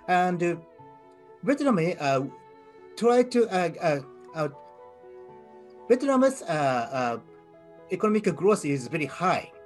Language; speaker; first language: English; non-native, learner; Japanese